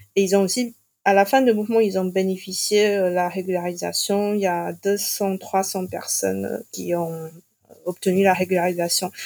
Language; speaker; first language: French; non-native, fluent; Chinese